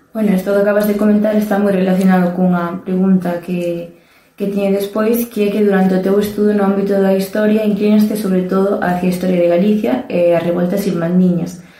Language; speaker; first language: Galician; non-native, local second language; Spanish